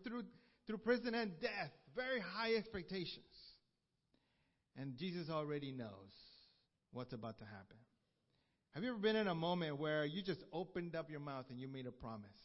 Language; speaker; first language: English; early bilingual, other home language; Spanish